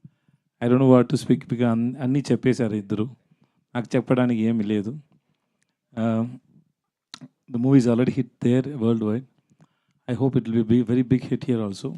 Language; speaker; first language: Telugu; non-native, learner; Tamil